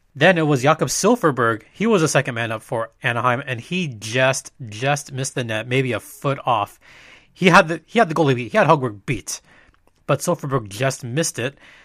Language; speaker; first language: English; native; English